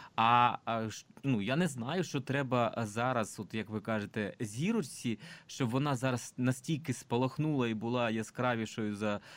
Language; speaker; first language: Ukrainian; non-native, local second language; Russian